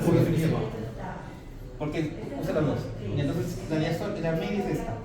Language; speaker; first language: Spanish; native; Spanish